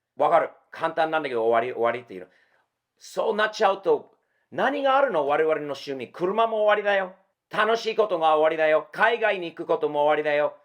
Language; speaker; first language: Japanese; non-native, fluent; English